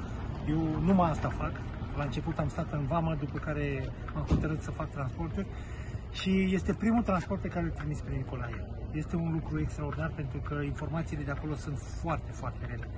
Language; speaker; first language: Romanian; non-native, local second language; Ukrainian